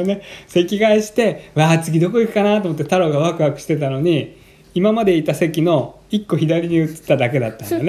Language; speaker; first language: Japanese; native; Japanese